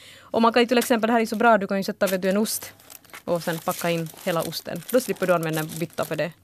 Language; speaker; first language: Swedish; early bilingual, other home language; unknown